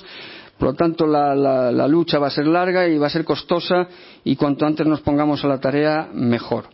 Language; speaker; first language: Spanish; native; Spanish